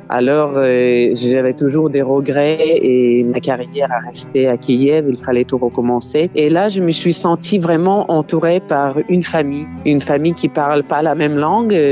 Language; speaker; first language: French; non-native, fluent; Ukrainian